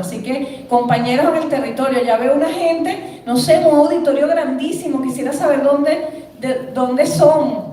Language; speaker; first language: Spanish; native; Spanish